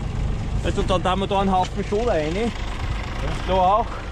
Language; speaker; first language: German; native; German